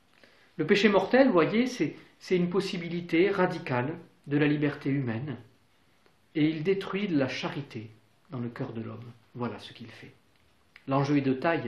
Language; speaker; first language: French; native; French